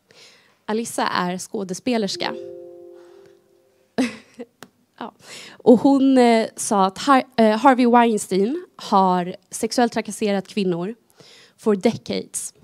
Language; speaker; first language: Swedish; native; Swedish